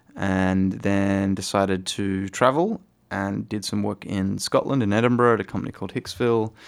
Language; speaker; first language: English; native; English